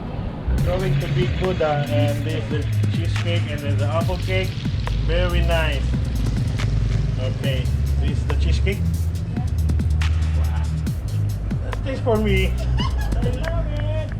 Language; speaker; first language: English; non-native, local second language; Filipino